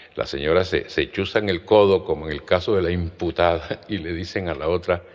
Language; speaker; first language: Spanish; native; Spanish